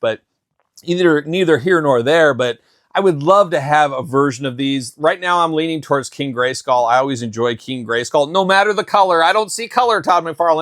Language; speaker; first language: English; native; English